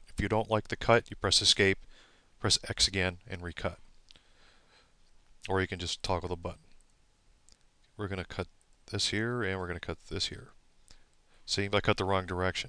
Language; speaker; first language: English; native; English